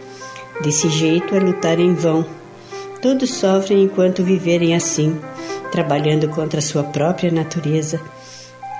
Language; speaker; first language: Portuguese; native; Portuguese